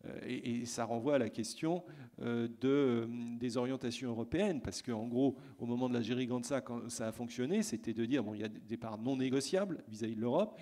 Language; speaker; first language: French; native; French